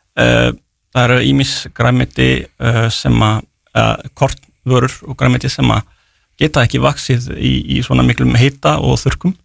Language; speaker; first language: Icelandic; non-native, fluent; French